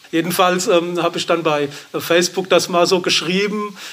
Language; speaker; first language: German; native; German